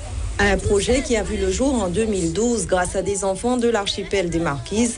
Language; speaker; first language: French; native; French